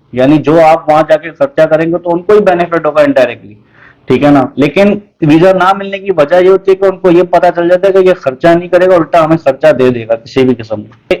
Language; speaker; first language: Urdu; native; Urdu